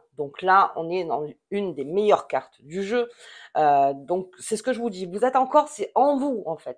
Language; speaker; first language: French; native; French